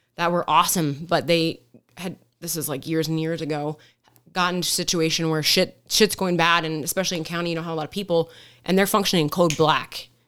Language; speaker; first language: English; native; English